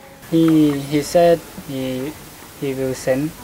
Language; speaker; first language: English; non-native, learner; Thai